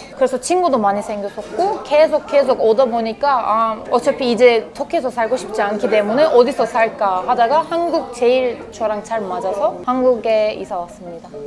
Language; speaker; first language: Korean; non-native, fluent; Turkish